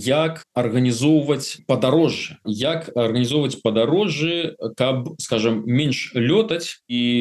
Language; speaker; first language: Belarusian; native; Belarusian